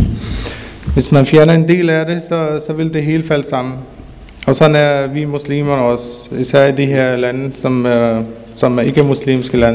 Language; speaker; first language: Danish; early bilingual, other home language; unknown